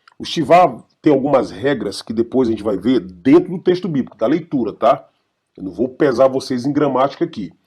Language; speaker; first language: Portuguese; native; Portuguese